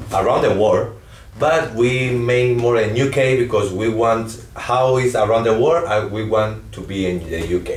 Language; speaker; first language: English; non-native, learner; Spanish